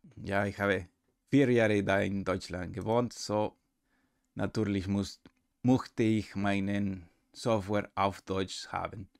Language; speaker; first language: German; non-native, learner; Spanish